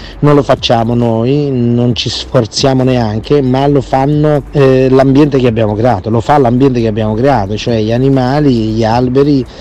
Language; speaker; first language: Italian; native; Italian